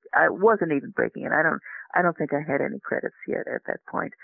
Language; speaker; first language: English; native; English